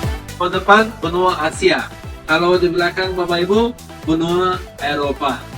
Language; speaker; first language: Indonesian; non-native, learner; Turkish